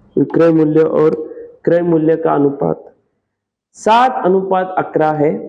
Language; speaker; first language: Hindi; non-native, local second language; Marathi